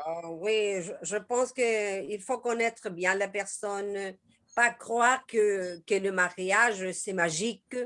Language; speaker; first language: French; non-native, learner; Spanish